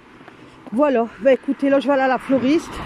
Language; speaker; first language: French; native; French